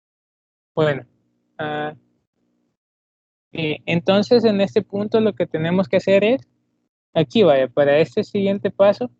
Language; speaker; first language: Spanish; native; Spanish